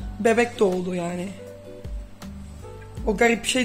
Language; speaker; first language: Turkish; early bilingual, heritage; Dutch